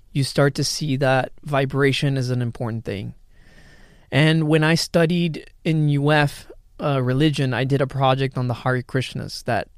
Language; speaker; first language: English; early bilingual, other home language; Spanish